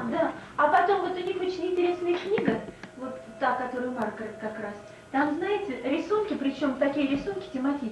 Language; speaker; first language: Russian; native; Russian